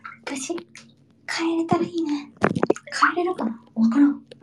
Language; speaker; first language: Japanese; early bilingual, heritage; Japanese